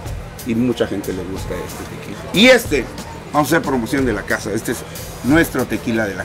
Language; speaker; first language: Spanish; native; Spanish